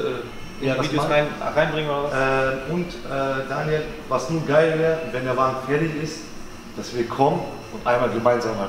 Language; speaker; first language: German; native; German